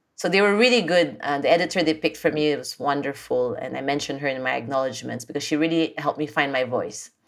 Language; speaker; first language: English; non-native, local second language; French